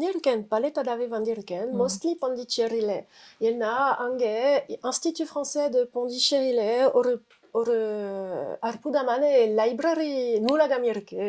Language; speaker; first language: Tamil; non-native, fluent; Spanish